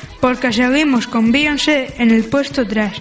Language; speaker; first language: Spanish; native; Spanish